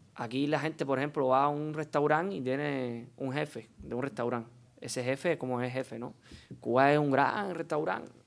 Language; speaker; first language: Spanish; native; Spanish